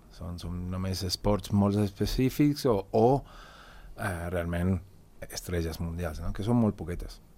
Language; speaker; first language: Catalan; non-native, local second language; Spanish